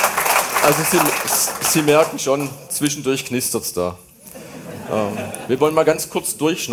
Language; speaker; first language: German; native; German